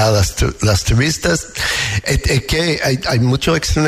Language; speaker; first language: Spanish; non-native, learner; English